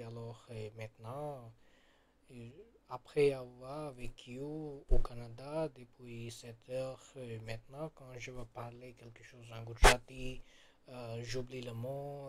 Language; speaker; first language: French; non-native, learner; Gujarati